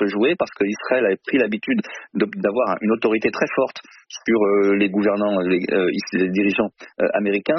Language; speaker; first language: French; native; French